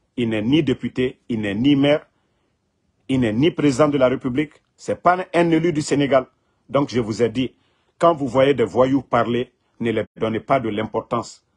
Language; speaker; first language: French; non-native, local second language; Mandingo